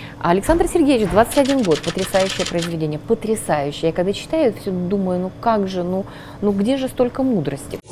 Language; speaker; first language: Russian; non-native, local second language; Ukrainian